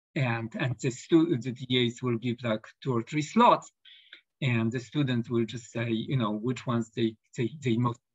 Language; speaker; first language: English; non-native, fluent; Polish